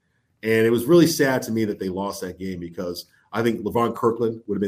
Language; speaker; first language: English; native; English